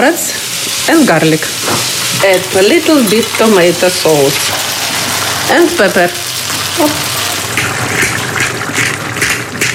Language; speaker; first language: English; non-native, fluent; Ukrainian